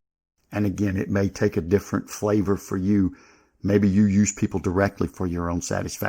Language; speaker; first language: English; native; English